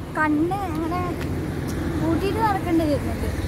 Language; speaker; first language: Malayalam; native; Malayalam